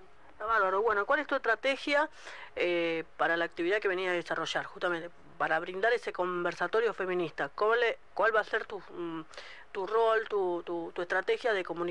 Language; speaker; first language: Spanish; native; Spanish